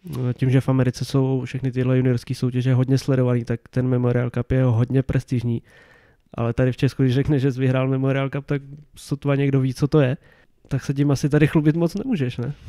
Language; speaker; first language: Czech; native; Czech